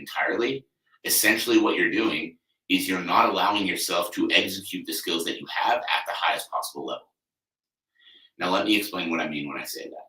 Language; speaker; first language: English; native; English